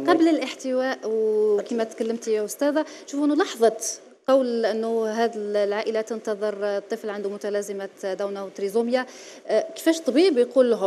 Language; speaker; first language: Arabic; native; Arabic